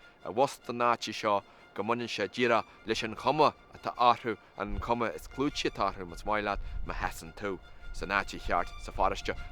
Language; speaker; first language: Irish; non-native, local second language; English